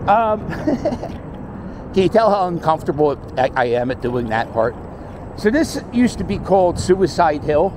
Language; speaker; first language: English; native; English